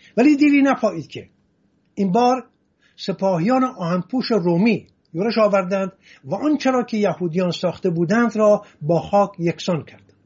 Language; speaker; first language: Persian; non-native, local second language; Assyrian Neo-Aramaic